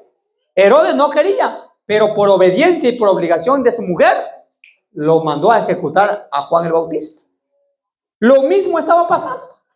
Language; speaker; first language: Spanish; native; Spanish